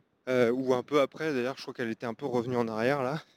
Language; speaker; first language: French; native; French